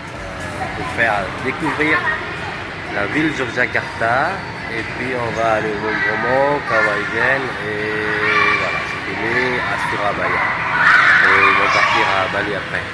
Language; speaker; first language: French; non-native, fluent; Indonesian